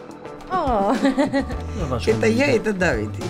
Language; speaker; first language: Polish; non-native, learner; Georgian